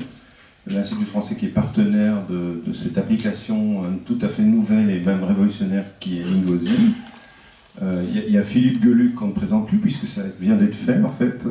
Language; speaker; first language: French; native; French